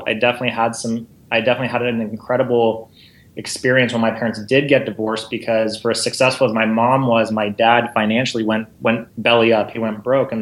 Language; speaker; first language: English; native; English